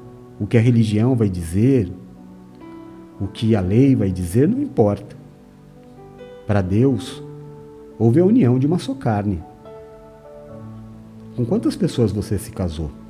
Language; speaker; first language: Portuguese; native; Portuguese